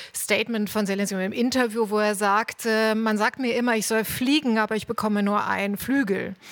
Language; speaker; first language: German; native; German